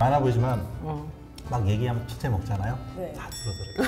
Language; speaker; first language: Korean; native; Korean